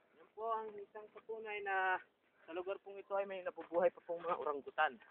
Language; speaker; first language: Filipino; native; Filipino